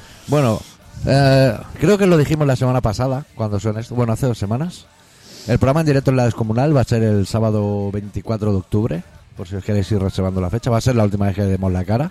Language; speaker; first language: Spanish; native; Spanish